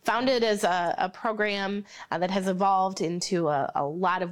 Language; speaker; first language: English; native; English